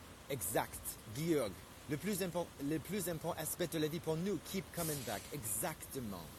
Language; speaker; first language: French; non-native, fluent; English